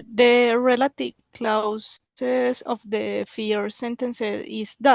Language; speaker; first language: English; non-native, learner; Spanish